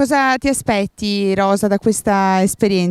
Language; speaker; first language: Italian; native; Italian